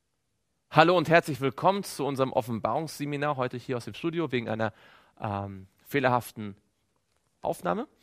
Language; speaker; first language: German; native; German